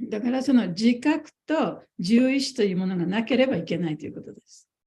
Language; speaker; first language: Japanese; native; Japanese